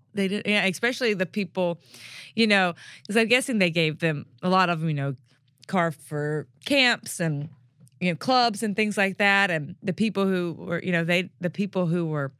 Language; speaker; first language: English; native; English